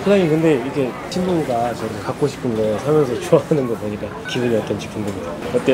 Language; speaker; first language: Korean; native; Korean